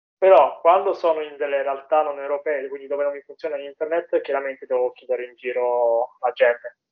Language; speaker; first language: Italian; native; Italian